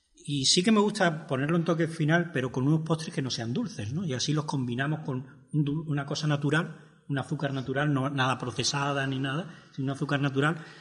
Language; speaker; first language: Spanish; native; Spanish